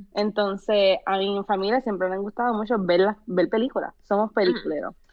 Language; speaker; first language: Spanish; native; Spanish